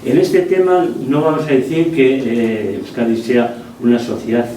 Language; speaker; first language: Spanish; non-native, local second language; Basque